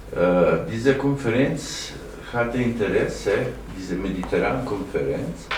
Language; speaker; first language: German; non-native, learner; Slovenian